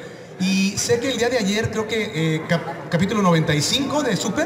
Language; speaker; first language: Spanish; native; Spanish